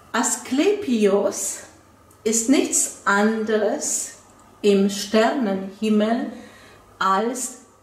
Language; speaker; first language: German; non-native, fluent; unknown